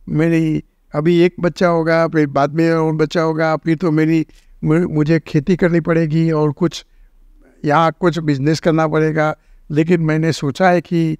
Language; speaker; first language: Hindi; non-native, local second language; Gujarati